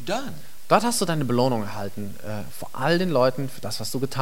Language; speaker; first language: German; native; German